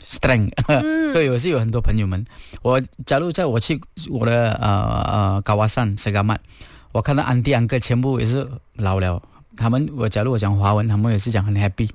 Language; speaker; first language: Chinese; non-native, local second language; Tamil